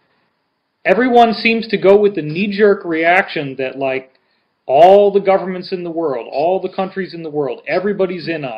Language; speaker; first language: English; native; English